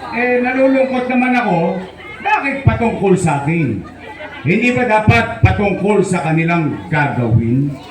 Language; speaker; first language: Filipino; native; Filipino